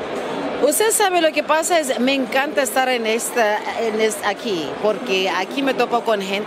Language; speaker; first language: Spanish; non-native, fluent; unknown